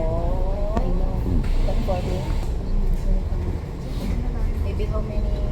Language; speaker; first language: English; non-native, learner; Filipino